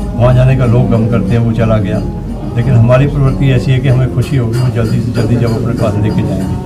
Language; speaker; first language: Hindi; non-native, local second language; Punjabi